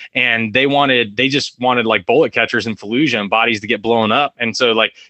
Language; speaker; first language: English; native; English